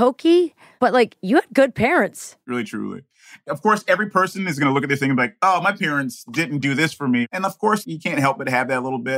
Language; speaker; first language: English; native; English